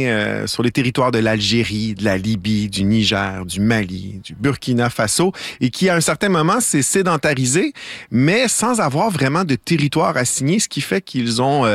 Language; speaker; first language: French; native; French